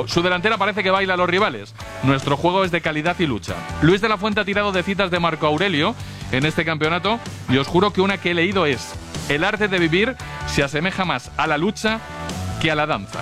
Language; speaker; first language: Spanish; native; Spanish